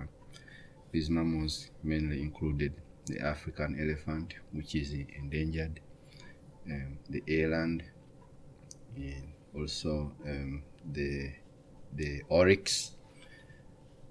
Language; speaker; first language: English; non-native, local second language; Ganda